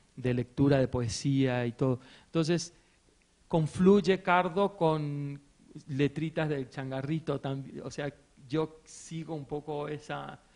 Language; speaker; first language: Spanish; native; Spanish